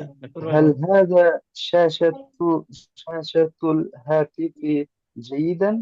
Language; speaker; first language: Arabic; non-native, learner; Bangla